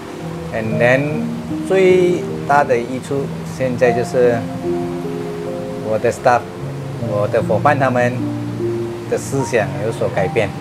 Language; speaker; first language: Chinese; non-native, local second language; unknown